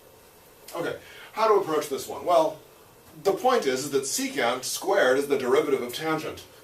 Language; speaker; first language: English; native; English